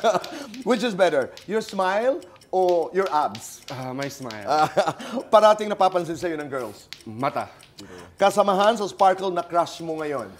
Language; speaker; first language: Filipino; non-native, local second language; Cebuano